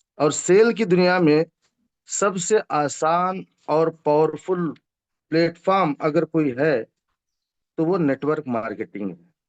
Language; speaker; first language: Hindi; non-native, local second language; Urdu